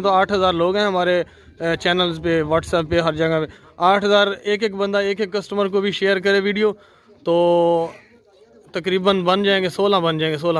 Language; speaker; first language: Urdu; non-native, local second language; Punjabi